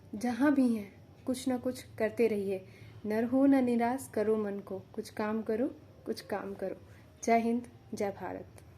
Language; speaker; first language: Hindi; native; Hindi